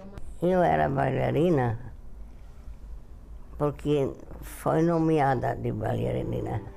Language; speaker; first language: Portuguese; non-native, fluent; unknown